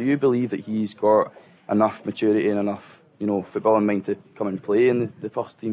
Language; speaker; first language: English; native; English